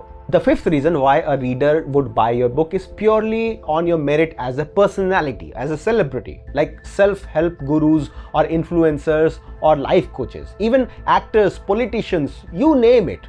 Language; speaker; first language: English; non-native, local second language; Hindi